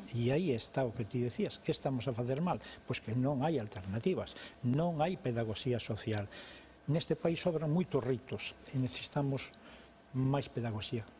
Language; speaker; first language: Galician; native; Galician